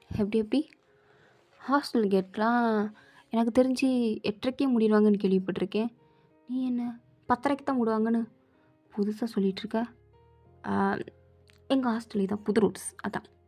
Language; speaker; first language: Tamil; native; Tamil